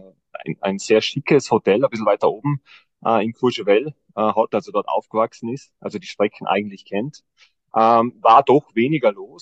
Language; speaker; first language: German; native; German